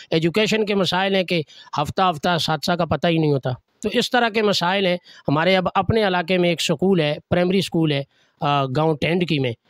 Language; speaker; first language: Urdu; non-native, local second language; Northern Hindko